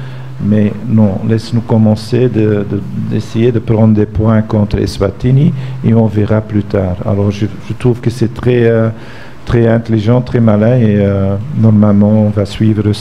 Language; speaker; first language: French; non-native, fluent; Dutch